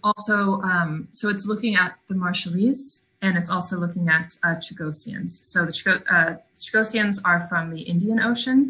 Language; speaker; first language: English; native; English